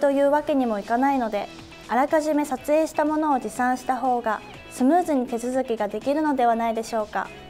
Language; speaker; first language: Japanese; native; Japanese